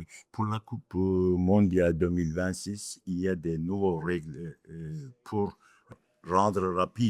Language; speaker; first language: French; non-native, fluent; Turkish